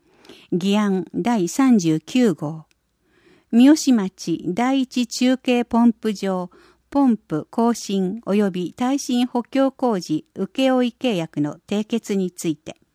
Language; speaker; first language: Japanese; native; Japanese